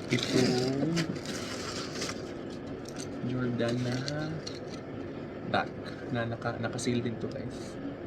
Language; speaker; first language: Filipino; native; Filipino